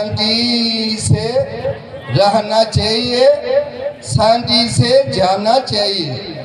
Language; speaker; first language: Hindi; non-native, learner; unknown